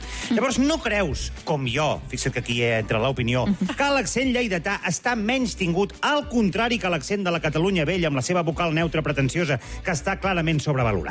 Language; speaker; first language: Catalan; native; Catalan